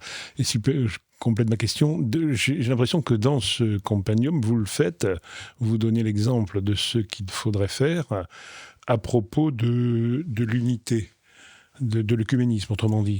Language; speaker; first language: French; native; French